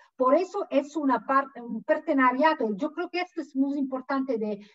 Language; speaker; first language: Spanish; non-native, fluent; Italian